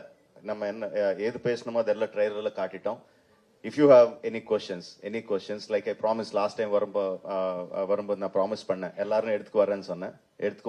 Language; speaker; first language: Tamil; non-native, fluent; Telugu